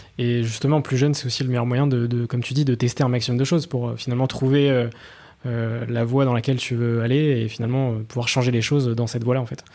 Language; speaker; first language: French; native; French